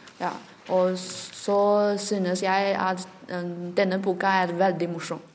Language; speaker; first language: Norwegian; non-native, learner; Chinese